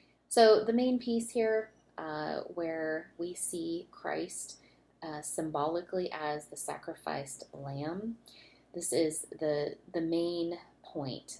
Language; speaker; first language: English; native; English